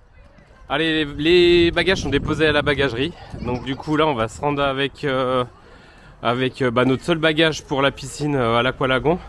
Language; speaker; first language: French; native; French